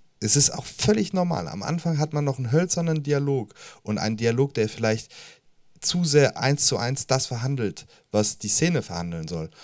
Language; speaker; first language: German; native; German